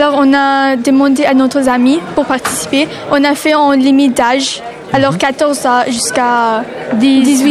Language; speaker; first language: French; non-native, learner; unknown